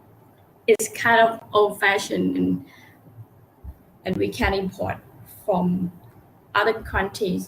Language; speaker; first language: English; non-native, learner; Thai